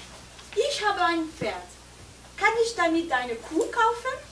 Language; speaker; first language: German; non-native, learner; French